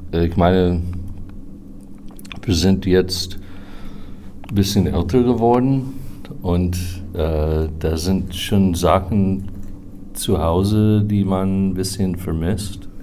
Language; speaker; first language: German; non-native, fluent; English